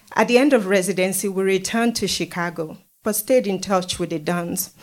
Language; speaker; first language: English; non-native, local second language; Yoruba